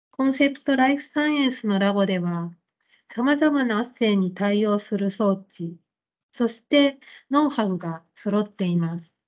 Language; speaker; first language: Japanese; native; Japanese